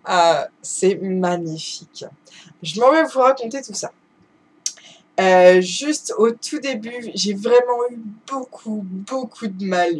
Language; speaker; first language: French; native; French